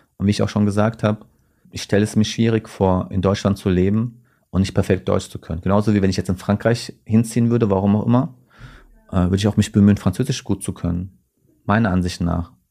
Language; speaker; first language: German; early bilingual, other home language; Turkish